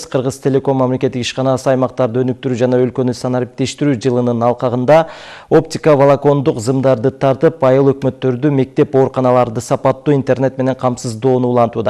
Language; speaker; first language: Kyrgyz; native; Kyrgyz